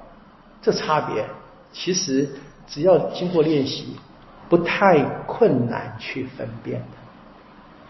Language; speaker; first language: Chinese; native; Chinese